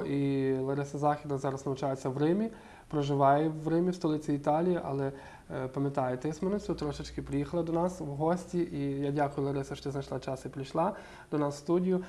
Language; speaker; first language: Ukrainian; native; Ukrainian